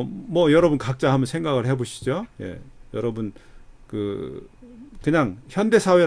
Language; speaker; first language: Korean; native; Korean